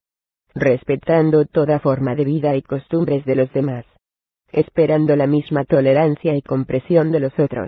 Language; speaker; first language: Spanish; native; Spanish